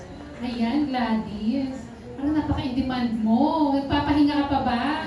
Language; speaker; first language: Filipino; native; Filipino